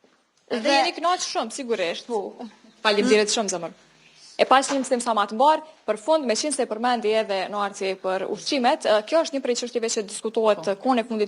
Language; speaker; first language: Albanian; native; Albanian